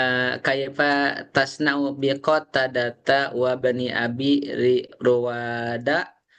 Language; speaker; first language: Arabic; non-native, learner; Indonesian